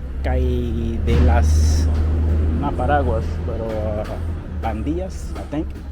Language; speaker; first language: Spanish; non-native, learner; English